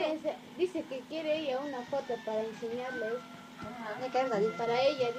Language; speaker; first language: Spanish; non-native, local second language; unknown